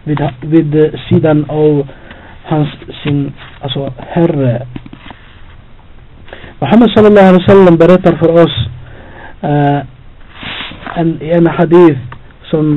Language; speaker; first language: Swedish; non-native, fluent; Albanian